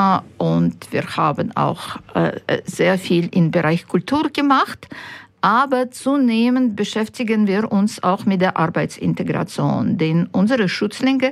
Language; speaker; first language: German; non-native, fluent; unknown